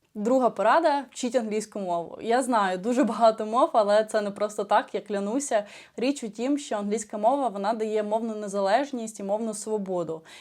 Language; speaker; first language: Ukrainian; non-native, local second language; Russian